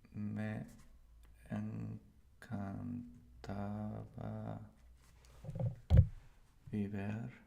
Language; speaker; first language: Spanish; non-native, learner; English